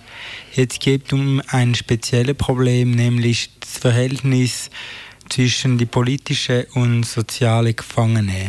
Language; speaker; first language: German; non-native, fluent; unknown